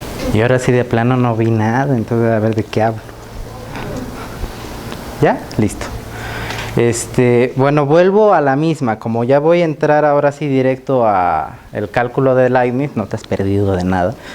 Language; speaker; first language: Spanish; native; Spanish